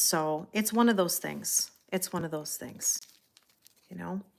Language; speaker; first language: English; native; English